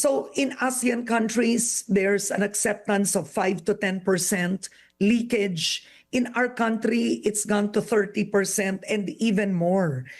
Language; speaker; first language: English; non-native, local second language; Filipino